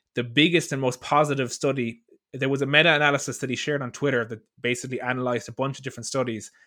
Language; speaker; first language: English; native; English